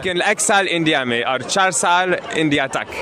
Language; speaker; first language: Hindi; non-native, learner; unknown